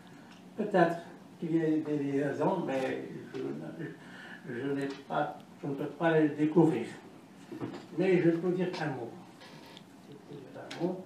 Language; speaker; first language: French; non-native, learner; Arabic